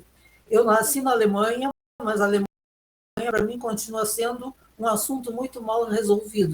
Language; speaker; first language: Portuguese; early bilingual, other home language; German